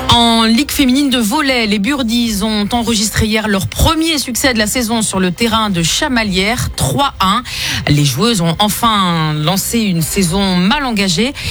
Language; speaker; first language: French; native; French